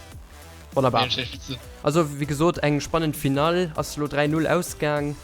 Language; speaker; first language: German; non-native, local second language; Luxembourgish